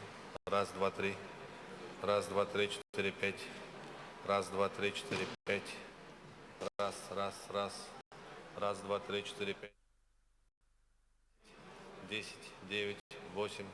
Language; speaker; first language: Russian; native; Russian